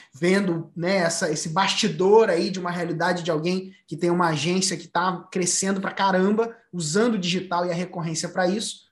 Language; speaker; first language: Portuguese; native; Portuguese